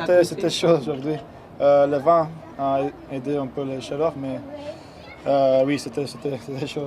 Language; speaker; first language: French; non-native, learner; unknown